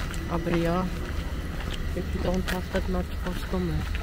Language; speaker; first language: English; non-native, local second language; Filipino